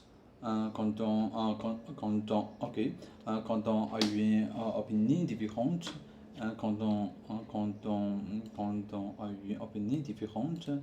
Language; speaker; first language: French; non-native, learner; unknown